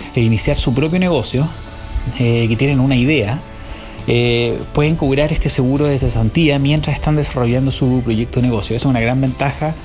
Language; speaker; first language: Spanish; native; Spanish